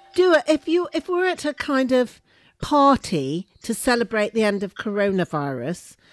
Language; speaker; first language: English; early bilingual, other home language; Albanian